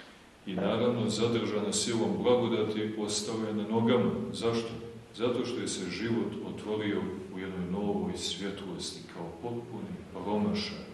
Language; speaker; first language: Serbian; native; Serbian